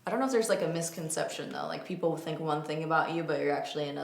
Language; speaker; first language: English; native; English